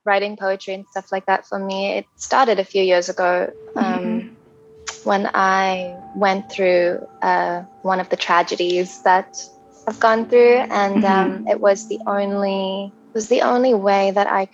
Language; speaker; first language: English; native; English